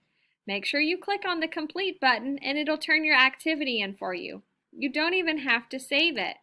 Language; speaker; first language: English; native; English